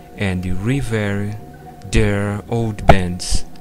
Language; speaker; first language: English; non-native, learner; Portuguese